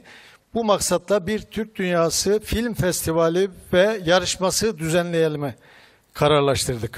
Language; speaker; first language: Turkish; native; Turkish